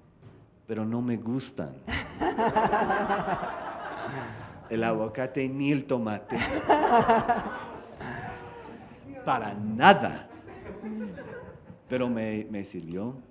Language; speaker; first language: Spanish; non-native, fluent; English